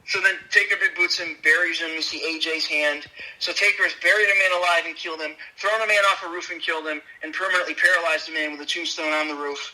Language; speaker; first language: English; native; English